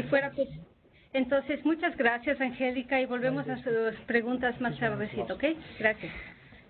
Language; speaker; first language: Spanish; native; Spanish